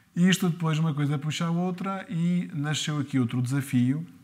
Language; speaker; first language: Portuguese; early bilingual, other home language; French